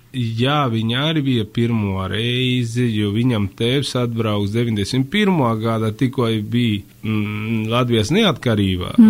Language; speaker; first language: Latvian; non-native, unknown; Spanish